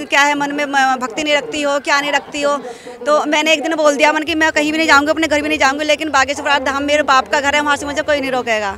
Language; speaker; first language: Hindi; native; Hindi